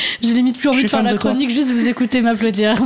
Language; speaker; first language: French; native; French